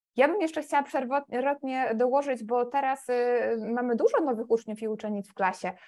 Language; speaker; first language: Polish; native; Polish